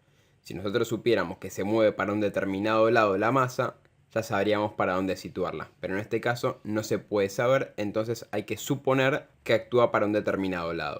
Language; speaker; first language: Spanish; native; Spanish